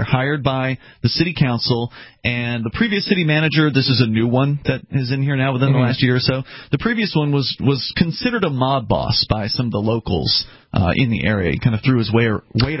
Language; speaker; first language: English; native; English